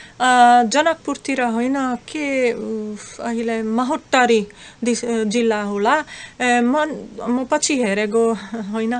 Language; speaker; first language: Nepali; non-native, fluent; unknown